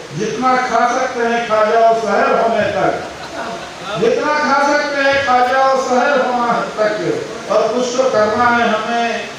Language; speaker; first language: Urdu; native; Urdu